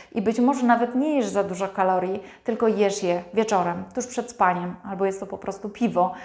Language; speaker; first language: Polish; native; Polish